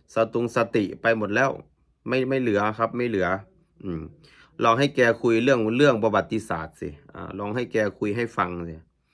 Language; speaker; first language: Thai; native; Thai